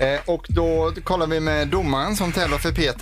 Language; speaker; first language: Swedish; native; Swedish